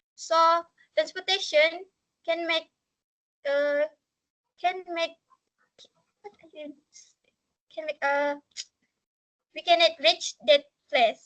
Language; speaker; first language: English; non-native, learner; Malay